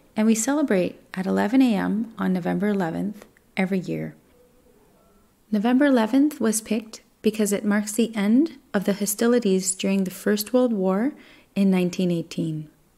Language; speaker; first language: English; native; English